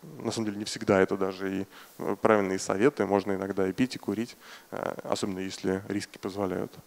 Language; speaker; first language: Russian; native; Russian